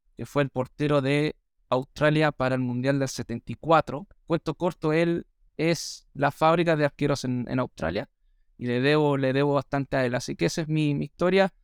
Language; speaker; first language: Spanish; non-native, fluent; English